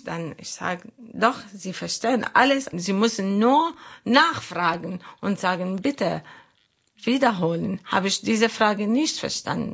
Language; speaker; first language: German; non-native, learner; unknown